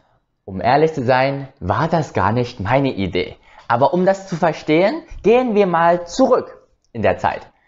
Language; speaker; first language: German; early bilingual, other home language; Vietnamese